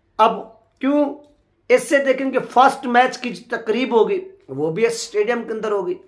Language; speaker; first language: Urdu; native; Urdu